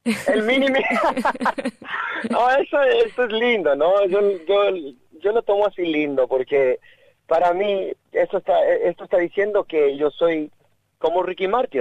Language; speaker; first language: Spanish; early bilingual, heritage; Spanish